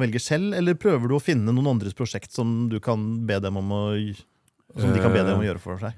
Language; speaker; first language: Norwegian; native; Norwegian